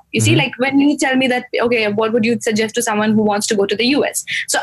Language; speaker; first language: English; non-native, local second language; Gujarati